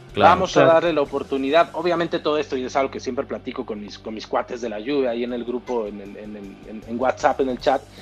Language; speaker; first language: Spanish; native; Spanish